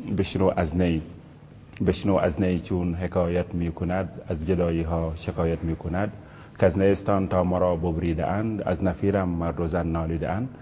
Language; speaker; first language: Persian; non-native, fluent; Wolof